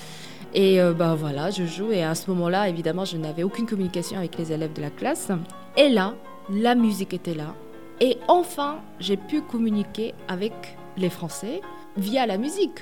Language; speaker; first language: French; early bilingual, other home language; Korean